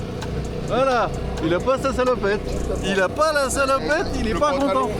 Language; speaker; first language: French; native; French